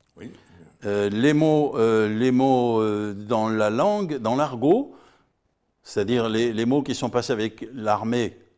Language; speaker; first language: French; native; French